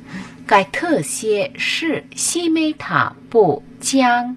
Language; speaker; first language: Chinese; non-native, learner; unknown